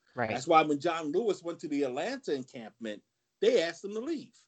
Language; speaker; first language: English; native; English